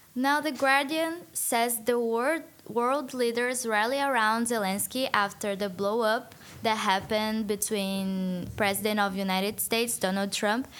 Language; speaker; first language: English; non-native, fluent; Portuguese